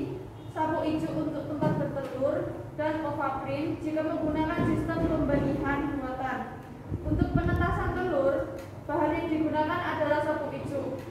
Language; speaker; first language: Indonesian; native; Indonesian